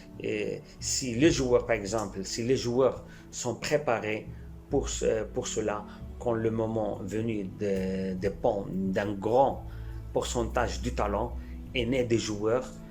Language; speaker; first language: French; non-native, fluent; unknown